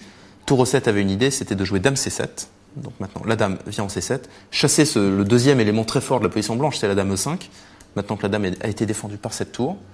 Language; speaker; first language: French; native; French